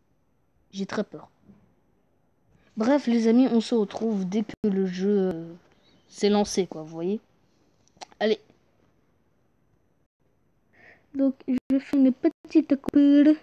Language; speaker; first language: French; native; French